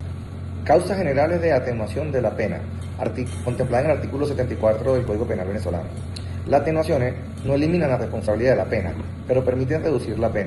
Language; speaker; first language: Spanish; native; Spanish